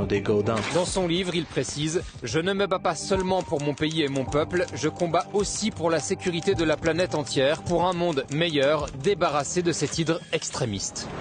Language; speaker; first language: French; native; French